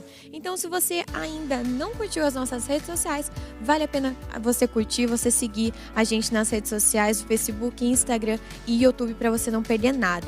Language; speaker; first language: Portuguese; native; Portuguese